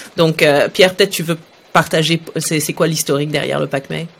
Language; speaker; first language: French; early bilingual, other home language; Arabic